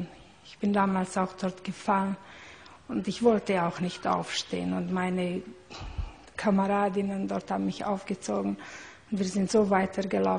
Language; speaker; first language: German; non-native, learner; Hungarian